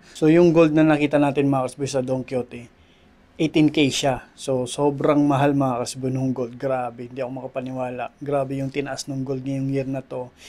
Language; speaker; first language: Filipino; native; Filipino